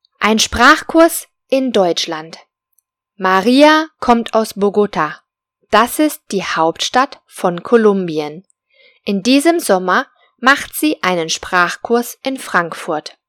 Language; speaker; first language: German; non-native, fluent; Spanish